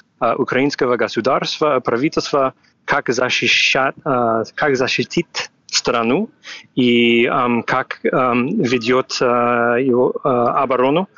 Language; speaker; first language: Russian; non-native, fluent; English